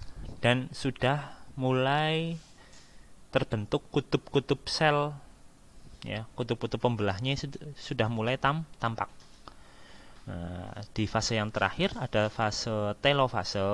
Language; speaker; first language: Indonesian; native; Indonesian